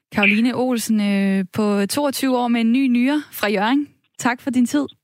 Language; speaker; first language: Danish; native; Danish